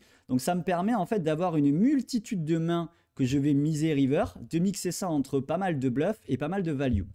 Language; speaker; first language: French; native; French